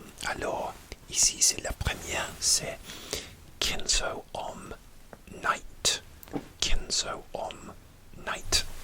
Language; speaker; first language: French; non-native, learner; English